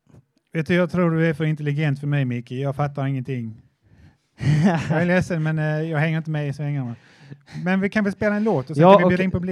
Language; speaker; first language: Swedish; native; Swedish